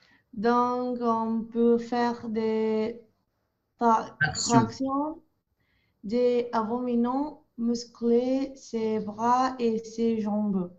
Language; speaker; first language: French; non-native, learner; Spanish